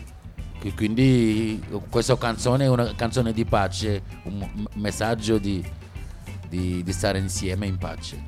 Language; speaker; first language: Italian; non-native, local second language; Wolof